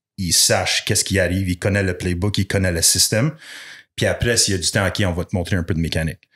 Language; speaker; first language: French; non-native, local second language; English